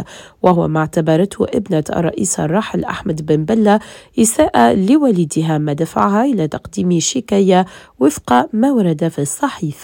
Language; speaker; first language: Arabic; native; Arabic